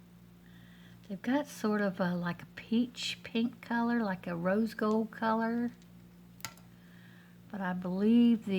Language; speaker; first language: English; native; English